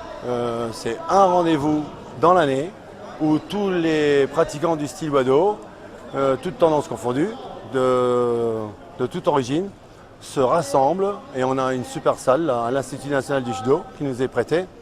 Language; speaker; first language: French; native; French